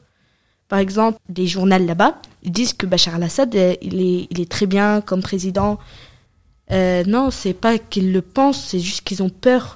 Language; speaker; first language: French; early bilingual, other home language; Arabic